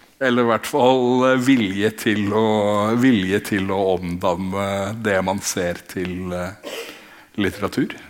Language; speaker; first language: Norwegian; native; Norwegian